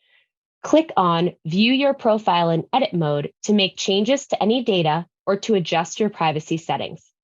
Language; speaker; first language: English; native; English